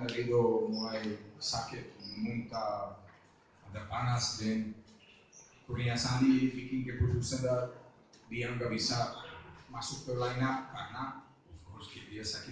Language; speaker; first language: Indonesian; non-native, fluent; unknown